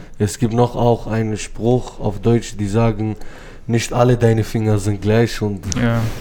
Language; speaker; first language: German; non-native, fluent; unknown